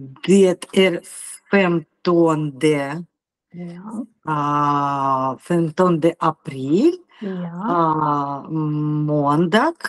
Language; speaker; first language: Swedish; non-native, learner; Russian